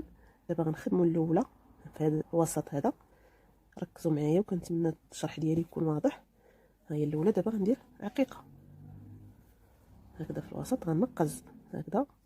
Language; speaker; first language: Arabic; native; Arabic